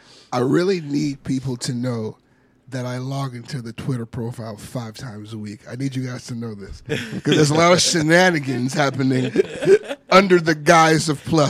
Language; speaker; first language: English; native; English